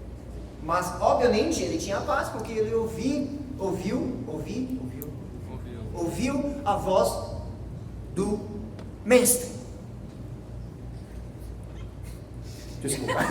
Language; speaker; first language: Portuguese; non-native, fluent; English